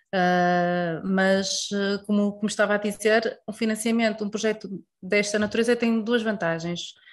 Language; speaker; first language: Portuguese; native; Portuguese